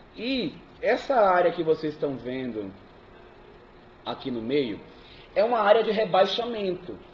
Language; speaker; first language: Portuguese; native; Portuguese